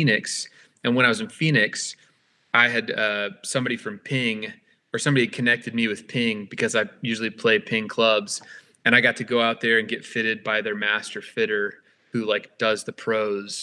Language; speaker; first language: English; native; English